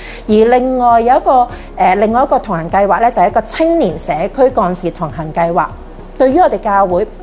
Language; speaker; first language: Cantonese; native; Cantonese